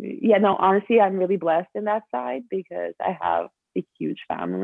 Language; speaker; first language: English; early bilingual, other home language; Albanian